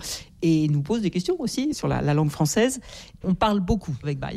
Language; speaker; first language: French; native; French